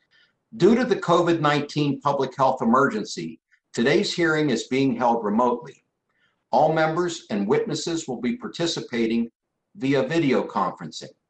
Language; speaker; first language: English; native; English